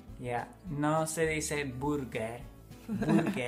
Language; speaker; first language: Spanish; non-native, fluent; English